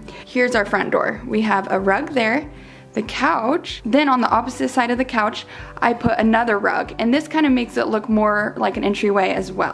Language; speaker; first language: English; native; English